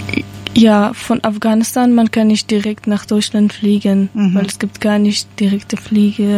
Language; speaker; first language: German; non-native, learner; Persian